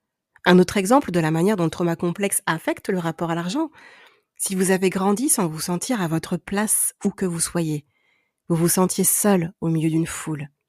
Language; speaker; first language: French; native; French